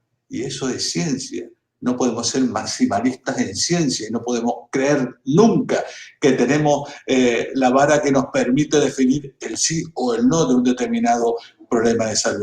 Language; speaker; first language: Spanish; native; Spanish